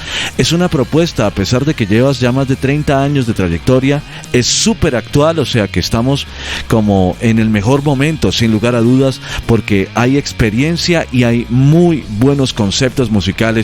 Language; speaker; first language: Spanish; native; Spanish